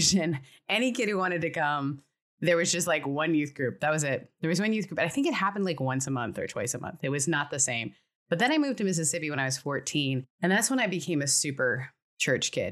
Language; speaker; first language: English; native; English